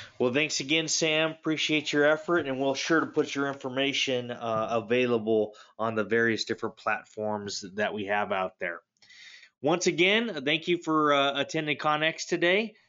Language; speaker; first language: English; native; English